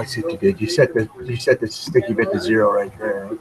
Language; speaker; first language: English; native; English